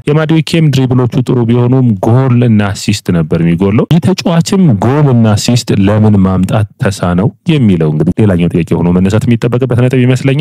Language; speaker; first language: Amharic; native; Amharic